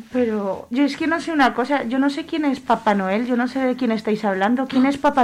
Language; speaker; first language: Spanish; native; Spanish